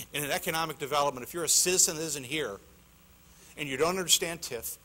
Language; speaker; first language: English; native; English